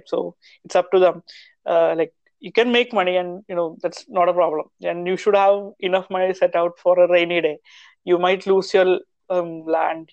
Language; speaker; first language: English; non-native, local second language; Malayalam